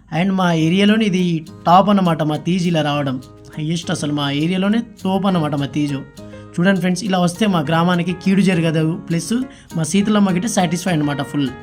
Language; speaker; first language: Telugu; non-native, local second language; Lambadi